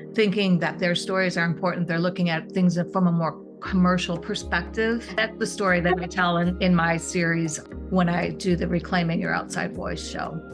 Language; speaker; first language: English; native; English